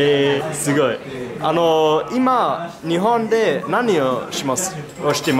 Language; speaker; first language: Japanese; non-native, learner; German